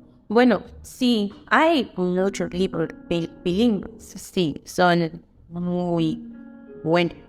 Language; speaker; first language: Spanish; non-native, fluent; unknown